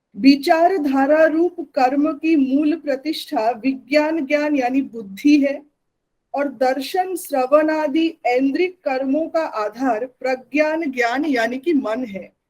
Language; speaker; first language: Hindi; non-native, local second language; Bangla